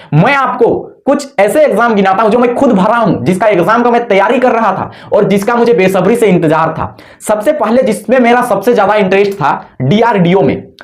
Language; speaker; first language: Hindi; native; Hindi